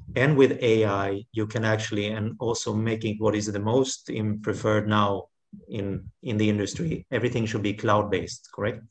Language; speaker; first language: English; non-native, fluent; Swedish